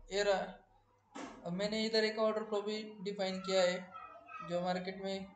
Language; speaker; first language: Hindi; non-native, local second language; Marathi